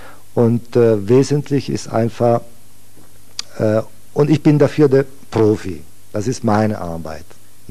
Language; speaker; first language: German; non-native, fluent; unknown